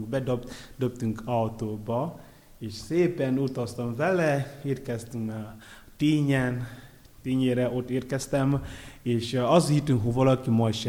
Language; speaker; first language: Hungarian; non-native, learner; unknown